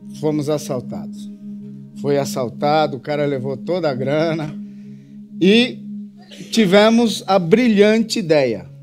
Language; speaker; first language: Portuguese; native; Portuguese